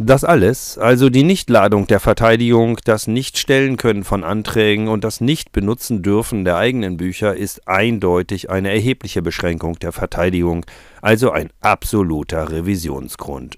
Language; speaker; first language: German; native; German